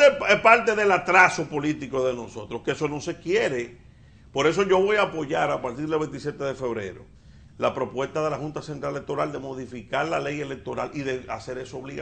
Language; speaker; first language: Spanish; native; Spanish